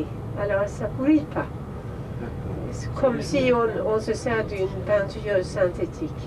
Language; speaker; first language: French; non-native, fluent; Swedish